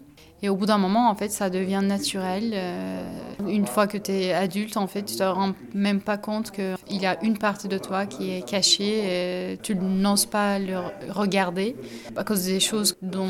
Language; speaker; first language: French; non-native, fluent; Turkish